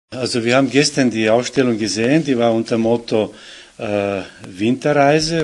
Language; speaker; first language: German; non-native, fluent; Serbian